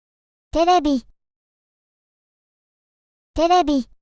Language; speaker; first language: Japanese; native; Japanese